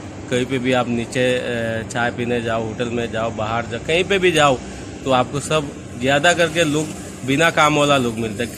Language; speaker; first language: Hindi; non-native, local second language; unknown